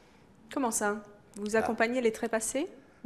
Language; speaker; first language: French; native; French